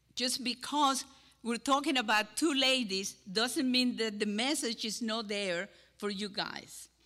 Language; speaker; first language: English; non-native, fluent; Spanish